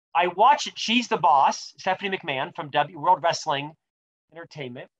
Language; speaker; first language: English; native; English